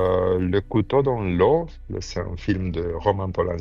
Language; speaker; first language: French; non-native, fluent; Romanian